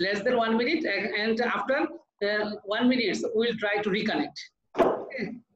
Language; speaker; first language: English; non-native, learner; Bangla